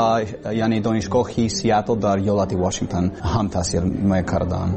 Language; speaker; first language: Persian; non-native, learner; English